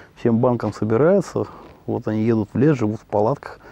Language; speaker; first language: Russian; native; Russian